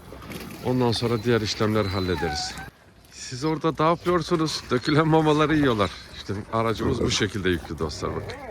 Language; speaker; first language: Turkish; native; Turkish